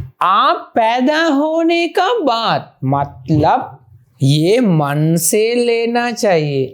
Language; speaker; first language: Hindi; non-native, fluent; Sinhala